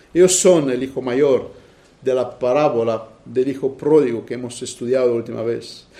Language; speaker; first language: Spanish; non-native, fluent; Romanian